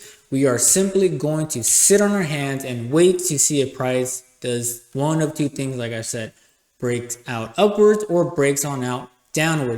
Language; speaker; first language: English; native; English